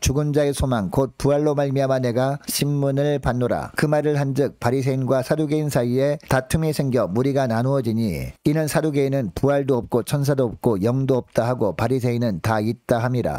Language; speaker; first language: Korean; native; Korean